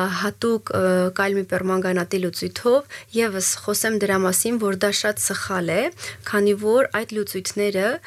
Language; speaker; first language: Armenian; native; Armenian